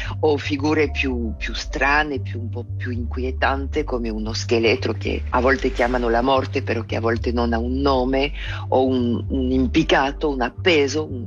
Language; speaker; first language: Italian; non-native, fluent; French